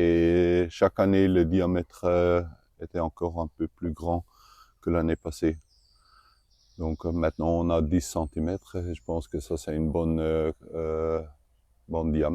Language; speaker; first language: French; non-native, local second language; Dutch